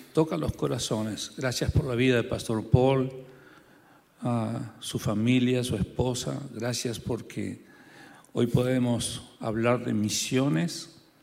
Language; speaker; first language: Spanish; native; Spanish